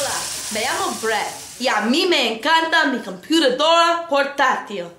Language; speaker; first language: Spanish; non-native, learner; English